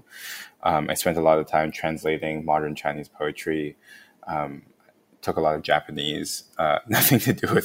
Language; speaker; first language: English; non-native, local second language; Cantonese